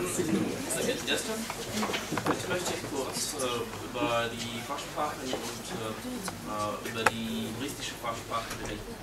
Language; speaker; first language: German; non-native, learner; Russian